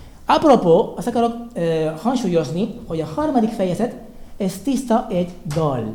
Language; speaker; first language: Hungarian; non-native, learner; Spanish